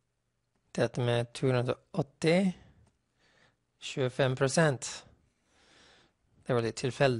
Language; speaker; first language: Norwegian; non-native, fluent; English